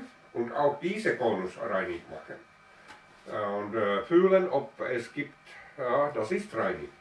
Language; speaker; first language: German; non-native, learner; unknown